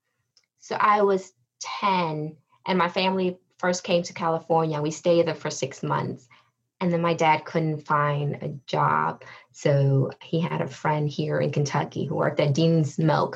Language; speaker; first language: English; early bilingual, other home language; Vietnamese